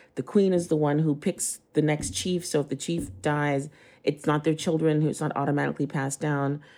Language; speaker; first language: English; native; English